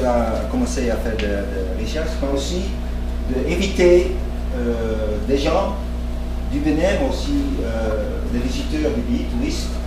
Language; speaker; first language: French; non-native, fluent; English